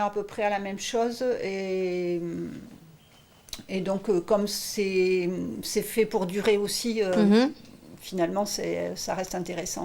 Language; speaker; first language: French; native; French